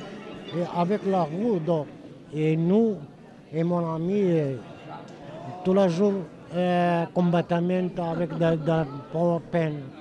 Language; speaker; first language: French; non-native, learner; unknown